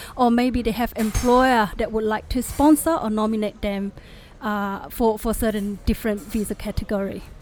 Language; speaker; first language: English; non-native, fluent; Indonesian